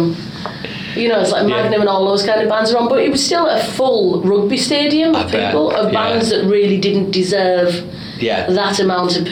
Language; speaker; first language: English; native; English